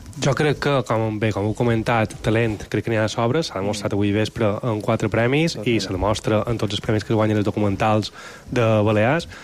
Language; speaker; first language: Catalan; native; Catalan